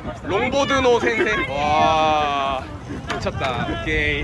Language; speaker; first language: Korean; non-native, fluent; Russian